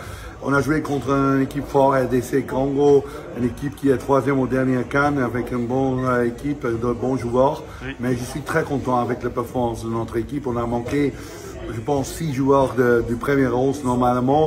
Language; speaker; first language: French; non-native, fluent; Dutch